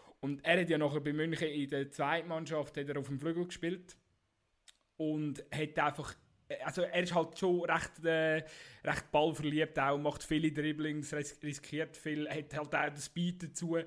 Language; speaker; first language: German; native; German